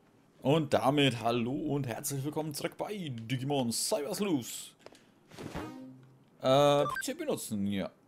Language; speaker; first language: German; native; German